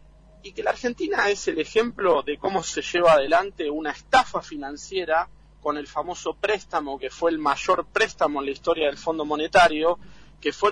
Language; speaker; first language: Spanish; native; Spanish